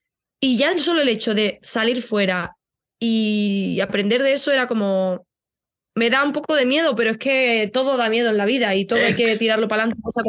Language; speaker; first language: Spanish; native; Spanish